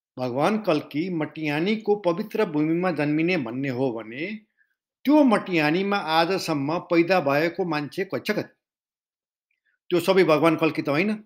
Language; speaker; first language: Nepali; non-native, local second language; Maithili